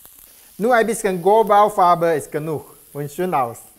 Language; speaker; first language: German; non-native, learner; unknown